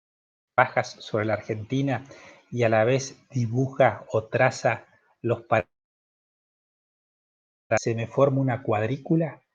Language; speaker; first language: Spanish; native; Spanish